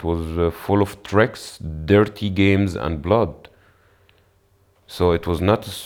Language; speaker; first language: English; non-native, fluent; Arabic